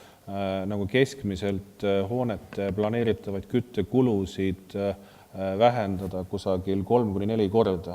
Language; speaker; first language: Estonian; native; Estonian